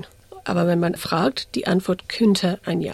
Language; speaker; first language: German; non-native, fluent; English